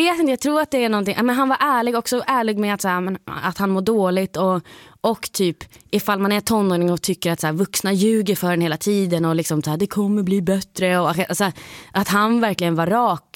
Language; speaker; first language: Swedish; native; Swedish